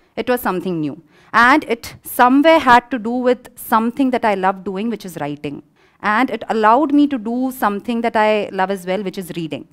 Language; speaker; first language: English; non-native, local second language; Malayalam